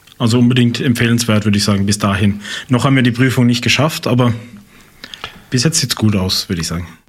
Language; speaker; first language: German; native; German